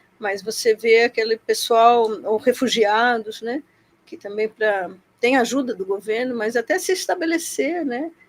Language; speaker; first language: Portuguese; native; Portuguese